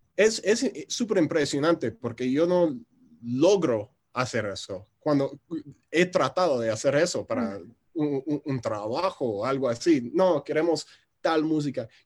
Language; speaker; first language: Spanish; non-native, fluent; English